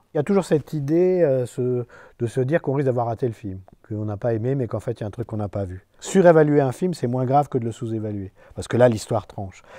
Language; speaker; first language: French; native; French